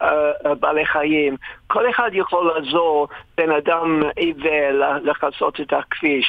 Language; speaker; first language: Hebrew; non-native, fluent; English